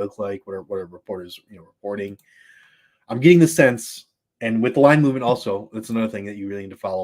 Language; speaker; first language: English; native; English